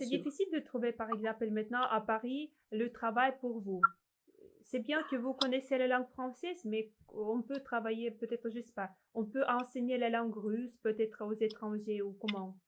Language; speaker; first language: French; non-native, fluent; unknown